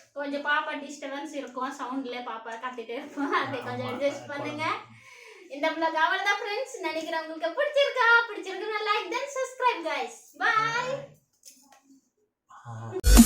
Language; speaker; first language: Tamil; non-native, local second language; Odia